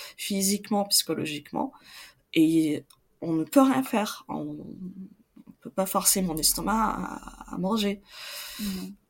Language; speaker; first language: French; non-native, fluent; Portuguese